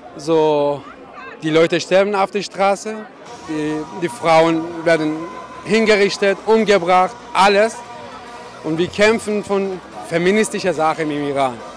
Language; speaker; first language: German; non-native, learner; Persian